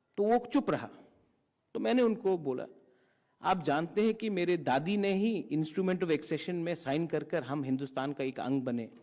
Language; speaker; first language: Hindi; non-native, local second language; Kok Borok